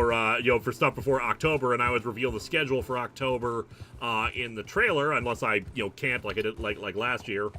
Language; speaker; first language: English; native; English